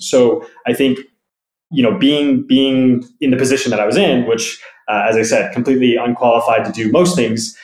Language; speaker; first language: English; native; English